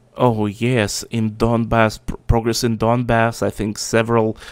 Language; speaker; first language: English; non-native, fluent; Russian